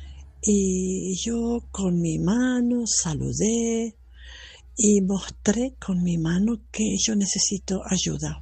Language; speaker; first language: Spanish; non-native, fluent; German